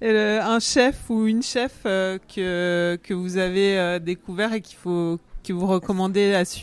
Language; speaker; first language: French; native; French